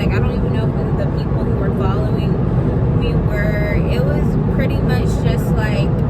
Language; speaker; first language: English; native; English